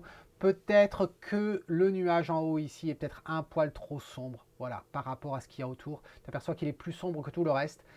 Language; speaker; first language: French; native; French